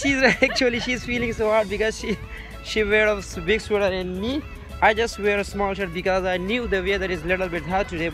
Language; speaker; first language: English; non-native, local second language; Urdu